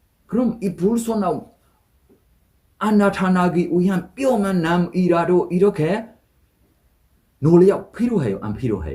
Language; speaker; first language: Korean; non-native, fluent; Burmese